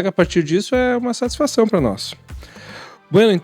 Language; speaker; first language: Portuguese; native; Portuguese